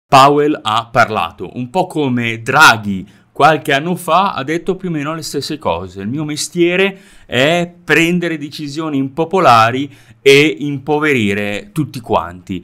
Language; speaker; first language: Italian; native; Italian